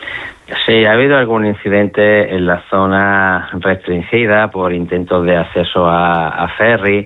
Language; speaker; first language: Spanish; native; Spanish